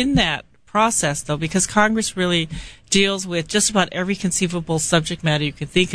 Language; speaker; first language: English; native; English